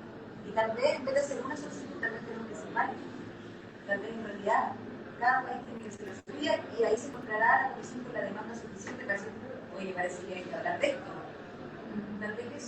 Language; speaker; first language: Spanish; native; Spanish